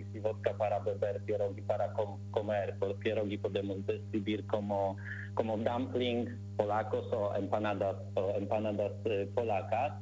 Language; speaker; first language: Spanish; non-native, learner; Polish